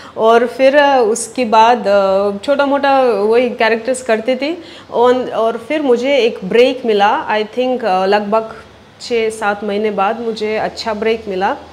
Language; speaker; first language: Hindi; non-native, fluent; Russian